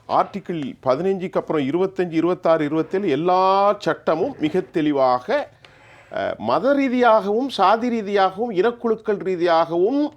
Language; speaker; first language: Tamil; native; Tamil